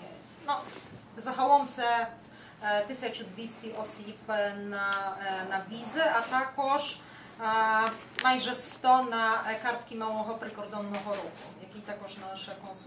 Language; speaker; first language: Ukrainian; non-native, fluent; Polish